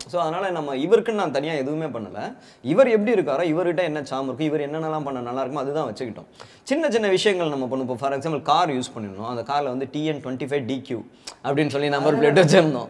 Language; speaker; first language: Tamil; native; Tamil